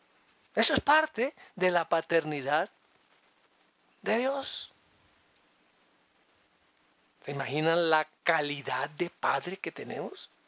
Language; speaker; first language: Spanish; native; Spanish